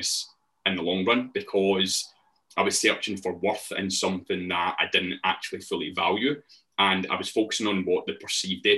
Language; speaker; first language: English; native; English